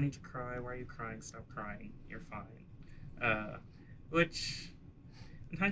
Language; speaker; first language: English; native; English